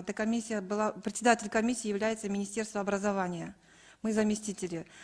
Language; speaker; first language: Russian; non-native, local second language; Kyrgyz